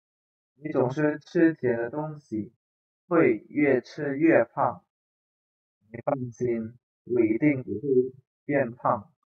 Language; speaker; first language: Chinese; non-native, fluent; Indonesian